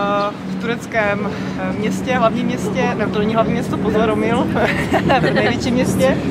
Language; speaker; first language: Czech; native; Czech